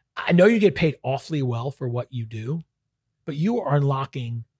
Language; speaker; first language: English; native; English